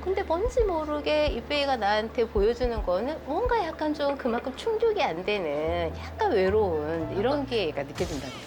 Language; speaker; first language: Korean; native; Korean